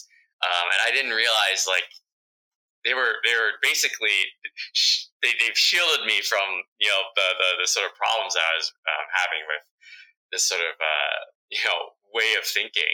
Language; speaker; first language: English; early bilingual, other home language; Vietnamese